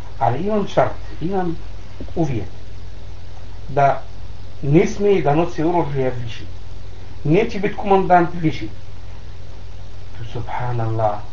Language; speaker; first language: Bosnian; non-native, learner; Arabic